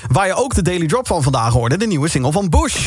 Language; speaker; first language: Dutch; native; Dutch